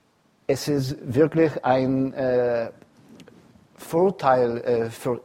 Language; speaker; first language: German; non-native, fluent; English